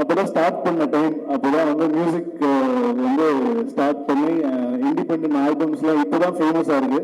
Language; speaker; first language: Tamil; native; Tamil